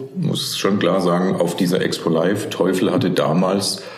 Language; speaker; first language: German; native; German